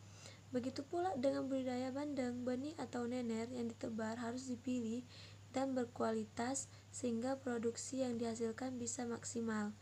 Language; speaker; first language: Indonesian; non-native, local second language; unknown